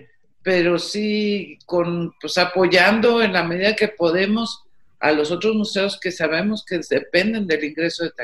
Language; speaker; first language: Spanish; native; Spanish